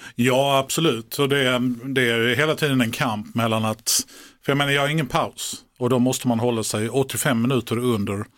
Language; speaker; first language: Swedish; native; Swedish